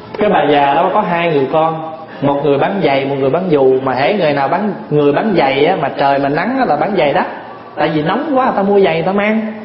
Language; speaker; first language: Vietnamese; early bilingual, heritage; Vietnamese